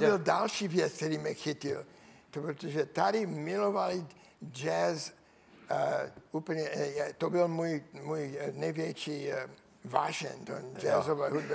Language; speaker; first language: Czech; non-native, learner; English